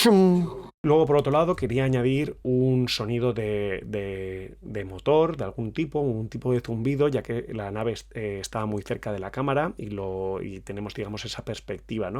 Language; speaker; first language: Spanish; native; Spanish